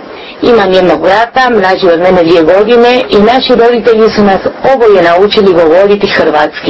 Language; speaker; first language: Croatian; early bilingual, heritage; Croatian